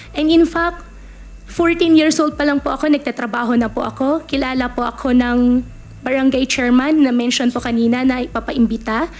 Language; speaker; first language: Filipino; native; Filipino